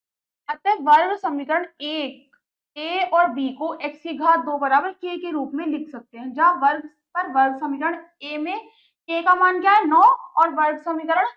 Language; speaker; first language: Hindi; native; Hindi